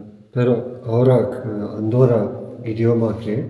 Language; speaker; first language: Spanish; non-native, learner; Turkish